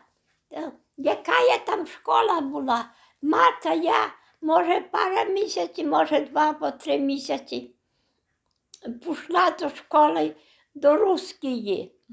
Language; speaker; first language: Polish; non-native, local second language; Belarusian